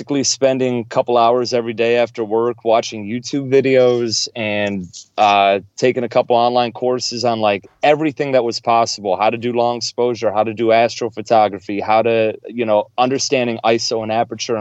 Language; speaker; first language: English; native; English